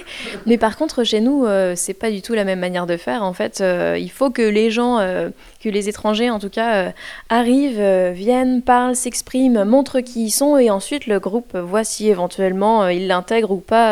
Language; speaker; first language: French; native; French